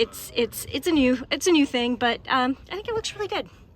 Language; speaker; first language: English; native; English